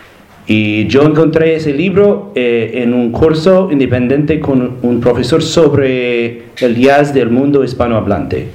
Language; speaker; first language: Spanish; non-native, learner; English